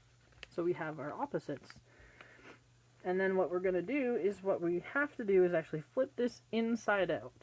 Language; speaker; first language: English; native; English